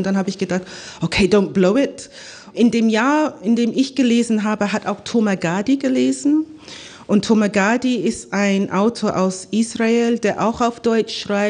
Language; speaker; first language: German; non-native, fluent; English